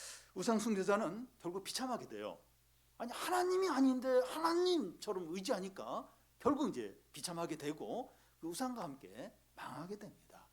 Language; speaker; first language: Korean; native; Korean